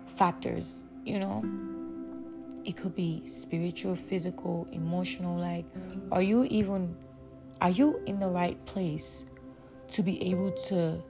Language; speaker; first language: English; non-native, local second language; Yoruba